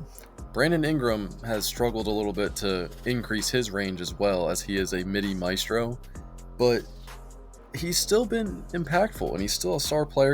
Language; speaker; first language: English; native; English